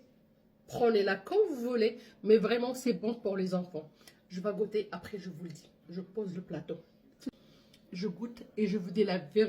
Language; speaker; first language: French; non-native, local second language; Arabic